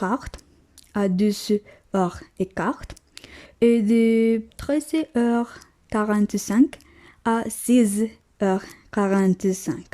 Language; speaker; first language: French; non-native, learner; Spanish